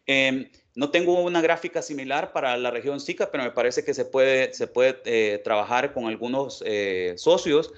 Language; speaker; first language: Spanish; native; Spanish